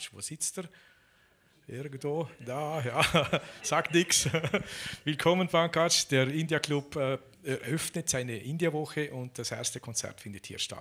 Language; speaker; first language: German; native; German